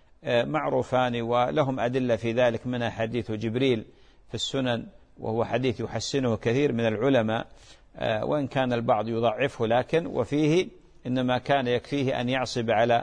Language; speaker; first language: Arabic; native; Arabic